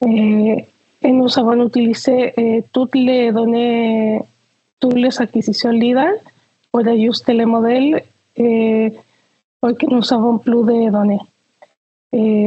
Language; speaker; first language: French; non-native, fluent; Spanish